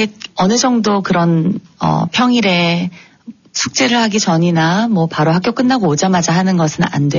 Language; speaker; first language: Korean; native; Korean